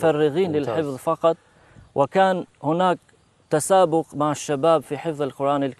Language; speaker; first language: Arabic; non-native, fluent; Albanian